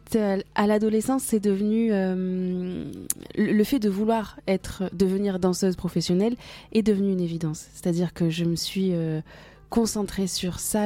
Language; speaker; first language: French; native; French